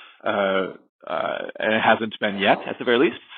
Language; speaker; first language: English; native; English